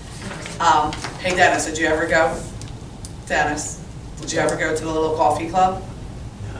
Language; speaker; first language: English; native; English